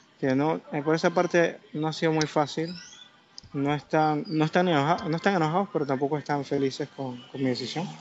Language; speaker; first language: Spanish; native; Spanish